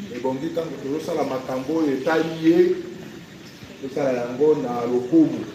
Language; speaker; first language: Lingala; native; Lingala